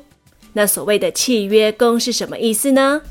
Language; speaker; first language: Chinese; native; Chinese